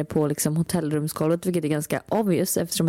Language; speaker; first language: Swedish; native; Swedish